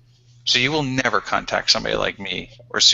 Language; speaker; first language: English; native; English